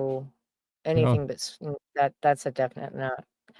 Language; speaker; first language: English; native; English